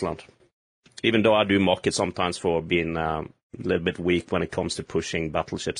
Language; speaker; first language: English; non-native, fluent; Norwegian